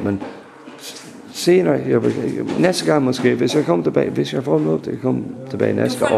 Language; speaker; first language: Danish; non-native, learner; English